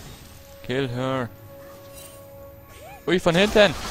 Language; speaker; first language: German; native; German